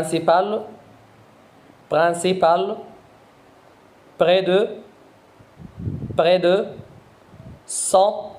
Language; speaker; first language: French; non-native, fluent; Arabic